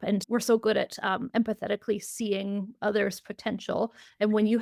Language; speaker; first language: English; native; English